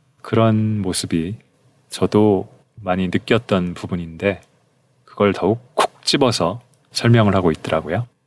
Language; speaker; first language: Korean; native; Korean